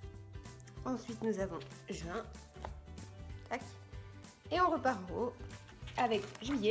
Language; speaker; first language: French; native; French